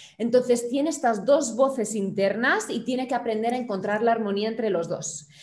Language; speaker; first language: Spanish; non-native, fluent; German